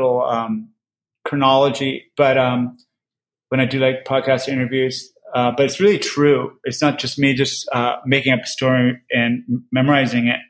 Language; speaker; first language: English; native; English